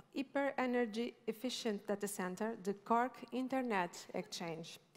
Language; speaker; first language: English; non-native, fluent; Portuguese